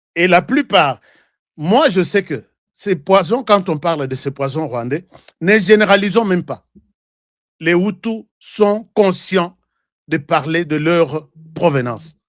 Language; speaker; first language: French; non-native, local second language; Lingala